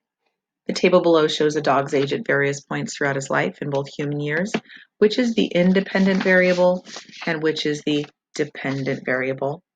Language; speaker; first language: English; native; English